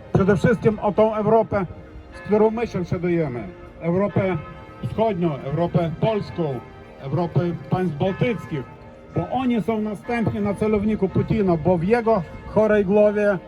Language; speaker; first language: Polish; non-native, fluent; Ukrainian